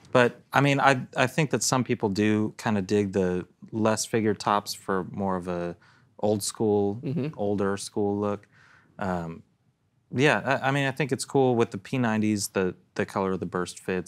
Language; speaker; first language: English; native; English